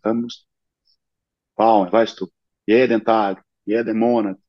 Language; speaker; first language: German; non-native, fluent; Portuguese